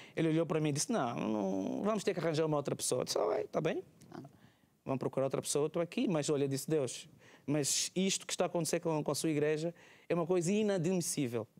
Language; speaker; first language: Portuguese; native; Portuguese